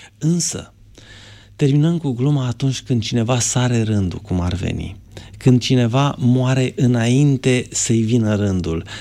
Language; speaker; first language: Romanian; native; Romanian